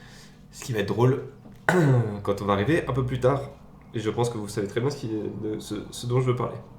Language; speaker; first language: French; native; French